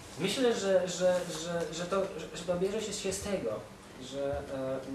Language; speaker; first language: Polish; native; Polish